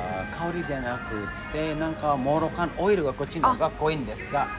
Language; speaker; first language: Japanese; non-native, fluent; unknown